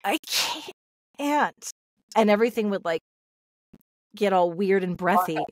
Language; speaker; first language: English; native; English